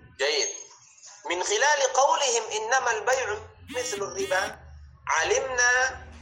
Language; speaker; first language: Arabic; non-native, fluent; Indonesian